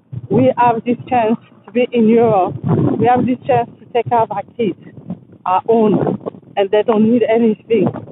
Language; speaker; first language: English; non-native, fluent; French